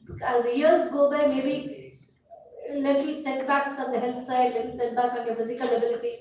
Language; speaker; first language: English; non-native, local second language; Tamil